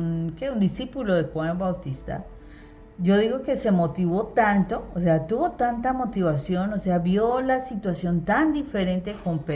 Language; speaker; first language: Spanish; native; Spanish